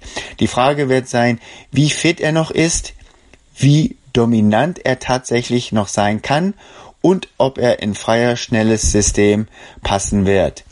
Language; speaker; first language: German; native; German